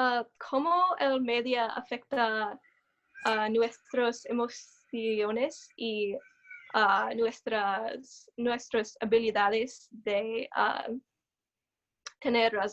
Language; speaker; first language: Spanish; non-native, learner; English